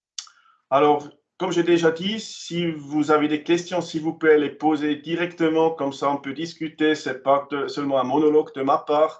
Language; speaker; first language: French; non-native, local second language; German